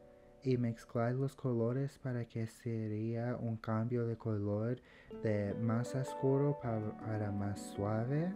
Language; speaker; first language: Spanish; early bilingual, heritage; English